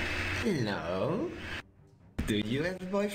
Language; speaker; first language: English; non-native, learner; Portuguese